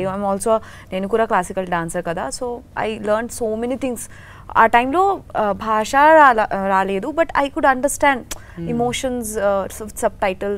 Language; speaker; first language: Telugu; non-native, learner; Bangla